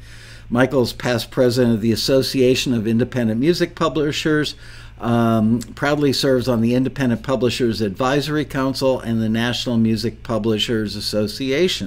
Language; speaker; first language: English; native; English